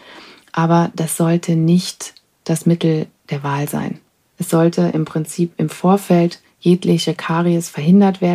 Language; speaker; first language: German; native; German